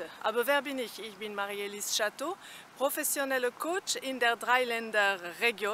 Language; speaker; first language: German; non-native, fluent; French